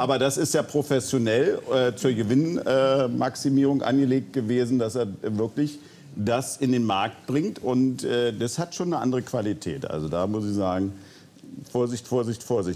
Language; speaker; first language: German; native; German